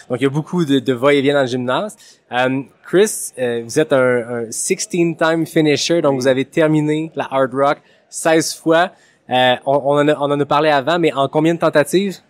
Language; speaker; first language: French; native; French